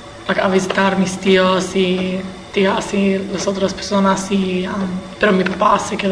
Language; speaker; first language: Spanish; early bilingual, heritage; English